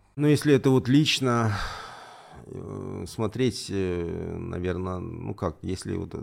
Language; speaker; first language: Russian; native; Russian